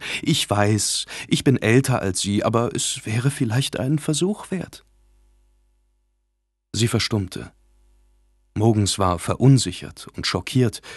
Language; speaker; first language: German; native; German